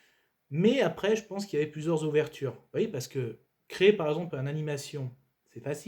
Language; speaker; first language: French; native; French